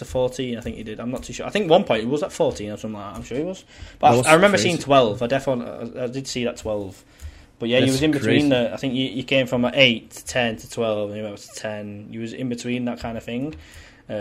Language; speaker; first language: English; native; English